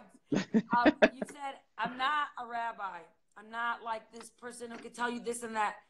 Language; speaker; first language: English; native; English